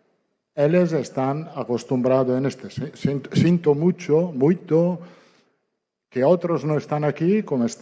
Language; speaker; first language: Spanish; non-native, fluent; Italian